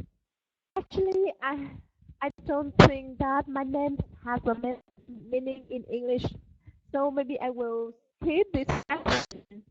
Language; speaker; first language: English; non-native, learner; Vietnamese